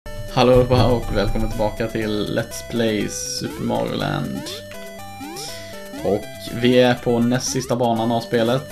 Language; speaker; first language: Swedish; native; Swedish